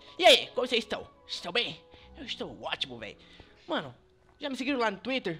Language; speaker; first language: Portuguese; native; Portuguese